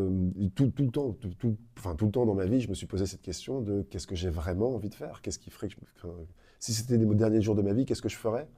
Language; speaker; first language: French; native; French